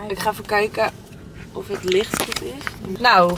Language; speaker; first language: Dutch; native; Dutch